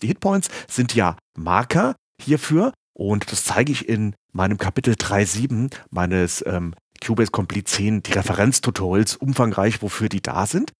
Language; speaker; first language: German; native; German